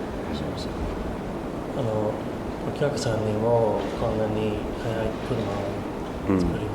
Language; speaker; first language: Japanese; non-native, learner; English